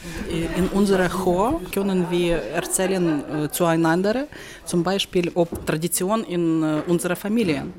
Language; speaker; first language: German; non-native, learner; Ukrainian